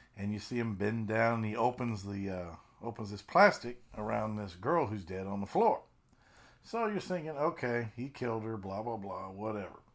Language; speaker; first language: English; native; English